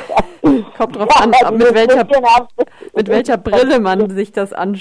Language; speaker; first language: German; native; German